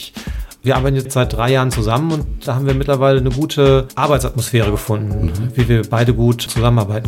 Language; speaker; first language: German; native; German